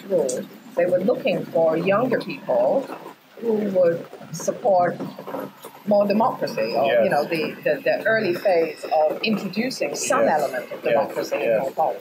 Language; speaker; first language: English; non-native, local second language; Cantonese